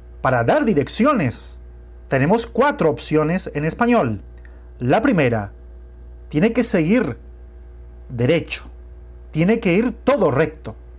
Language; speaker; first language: Spanish; non-native, fluent; Portuguese